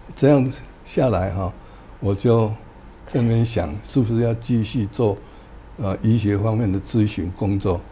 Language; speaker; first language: Chinese; native; Chinese